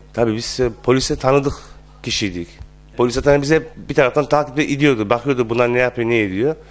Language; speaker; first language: Turkish; early bilingual, heritage; Turkish